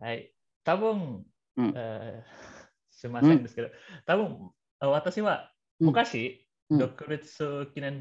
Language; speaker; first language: Japanese; non-native, learner; Indonesian